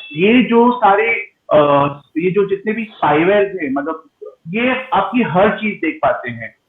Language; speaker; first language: Hindi; non-native, local second language; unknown